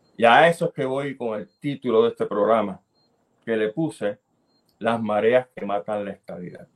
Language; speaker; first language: Spanish; native; Spanish